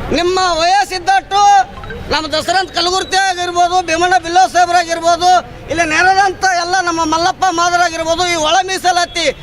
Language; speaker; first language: Kannada; native; Kannada